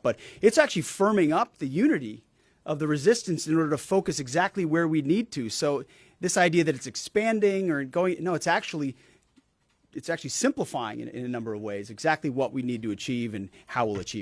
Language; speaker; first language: English; native; English